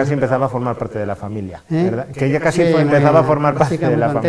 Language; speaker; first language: Spanish; native; Spanish